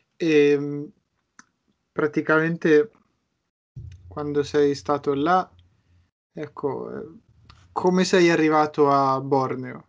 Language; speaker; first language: Italian; native; Italian